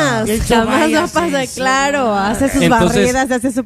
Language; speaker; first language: Spanish; native; Spanish